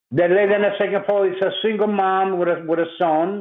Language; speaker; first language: English; non-native, fluent; Italian